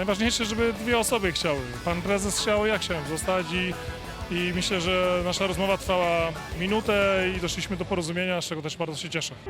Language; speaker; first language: Polish; native; Polish